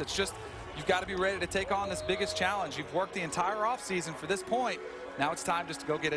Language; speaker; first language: English; native; English